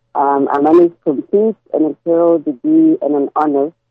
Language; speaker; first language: English; non-native, local second language; Tswana